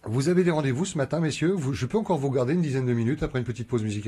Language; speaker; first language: French; native; French